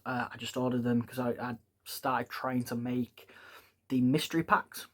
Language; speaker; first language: English; native; English